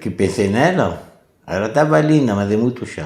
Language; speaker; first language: Portuguese; non-native, learner; Arabic